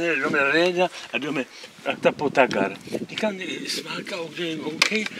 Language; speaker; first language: Swedish; non-native, learner; Czech